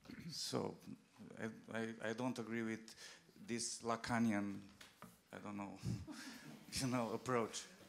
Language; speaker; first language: English; non-native, learner; Romanian